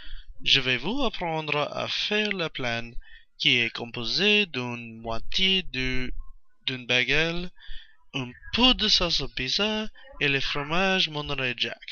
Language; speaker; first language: French; non-native, learner; English